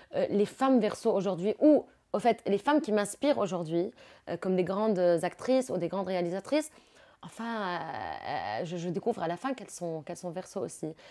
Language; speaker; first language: French; non-native, local second language; Arabic